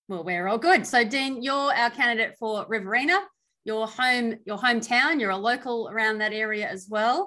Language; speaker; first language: English; native; English